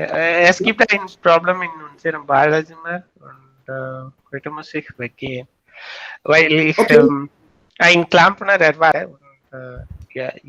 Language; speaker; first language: German; non-native, learner; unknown